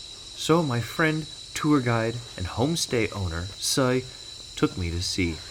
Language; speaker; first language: English; native; English